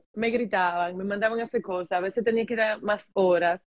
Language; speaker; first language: Spanish; early bilingual, heritage; German